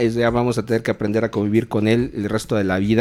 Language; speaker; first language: Spanish; native; Spanish